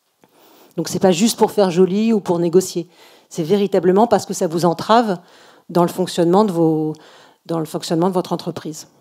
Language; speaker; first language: French; native; French